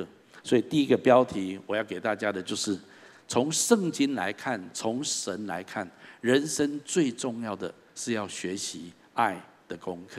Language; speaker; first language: Chinese; native; Chinese